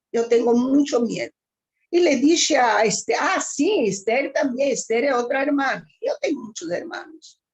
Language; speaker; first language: Spanish; early bilingual, heritage; Ladino